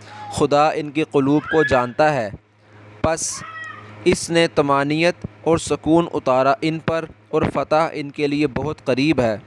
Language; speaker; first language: Urdu; native; Urdu